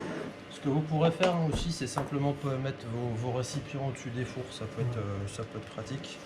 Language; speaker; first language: French; native; French